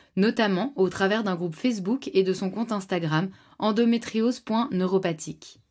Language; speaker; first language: French; native; French